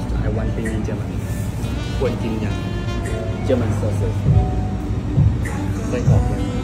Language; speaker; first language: English; non-native, learner; Thai